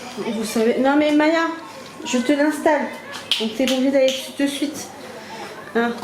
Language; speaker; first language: French; native; French